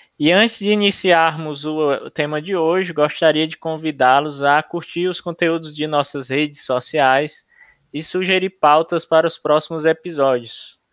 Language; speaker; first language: Portuguese; native; Portuguese